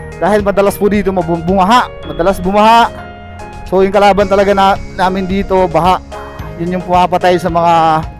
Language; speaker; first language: Filipino; non-native, local second language; Waray